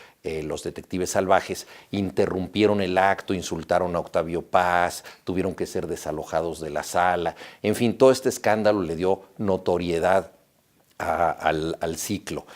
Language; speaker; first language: Spanish; native; Spanish